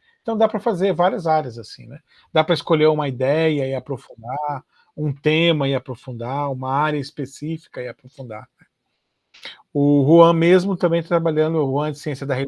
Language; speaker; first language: Portuguese; native; Portuguese